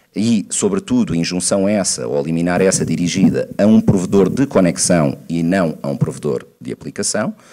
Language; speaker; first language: Portuguese; native; Portuguese